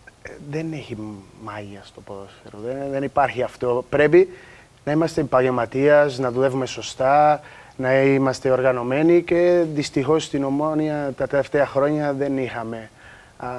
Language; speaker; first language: Greek; non-native, learner; Portuguese